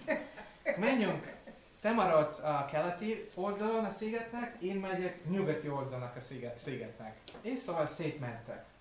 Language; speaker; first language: Hungarian; non-native, learner; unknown